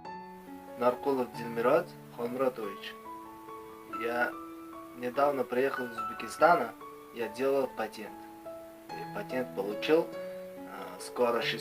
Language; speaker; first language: Russian; non-native, learner; Uzbek